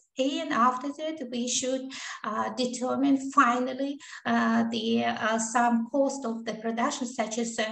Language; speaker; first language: English; non-native, learner; Kazakh